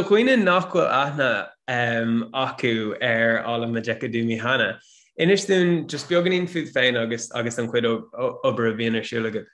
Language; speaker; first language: Irish; non-native, local second language; English